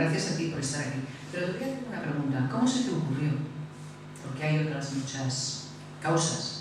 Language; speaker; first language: Spanish; native; Spanish